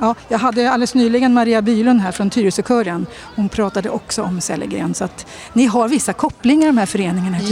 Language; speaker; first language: Swedish; native; Swedish